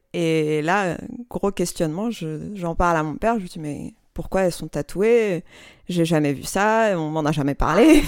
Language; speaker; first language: French; non-native, local second language; Arabic